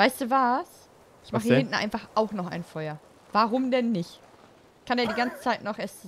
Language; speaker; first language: German; native; German